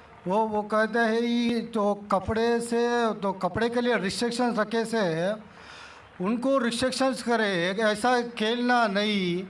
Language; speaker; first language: Hindi; non-native, local second language; Telugu